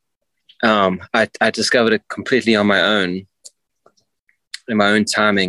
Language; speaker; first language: English; native; English